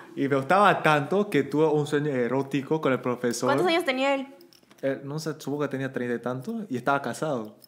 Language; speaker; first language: Spanish; native; Spanish